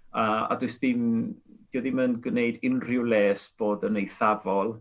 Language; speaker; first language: Welsh; non-native, fluent; Spanish